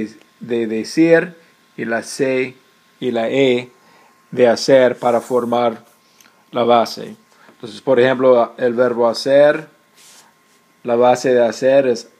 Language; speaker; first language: Spanish; non-native, fluent; English